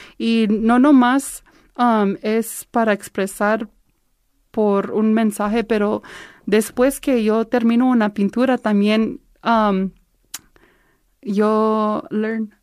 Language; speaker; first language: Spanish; early bilingual, heritage; Spanish